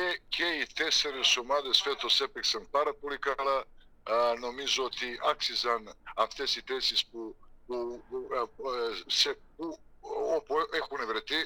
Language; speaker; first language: Greek; non-native, fluent; Serbian